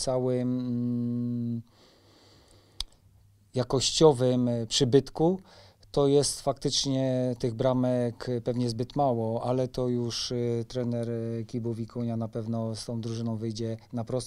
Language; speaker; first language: Polish; native; Polish